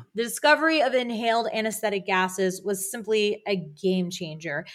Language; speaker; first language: English; native; English